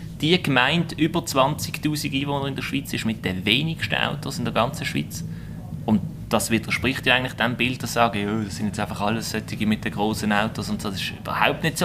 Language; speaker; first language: German; native; German